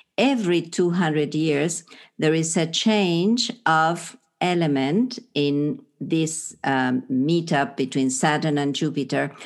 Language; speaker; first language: English; non-native, fluent; Spanish